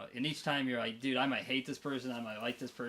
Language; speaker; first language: English; native; English